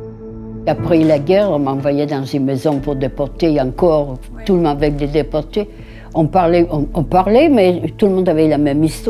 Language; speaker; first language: French; non-native, fluent; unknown